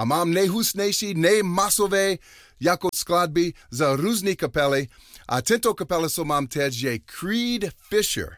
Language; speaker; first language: Czech; non-native, learner; English